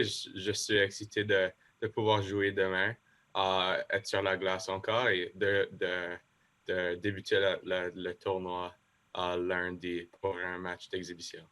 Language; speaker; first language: French; non-native, local second language; English